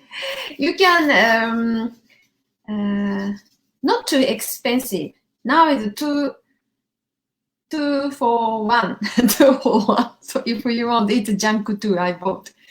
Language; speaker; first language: English; non-native, learner; Japanese